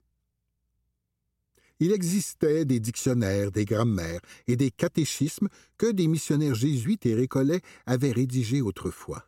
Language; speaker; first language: French; native; French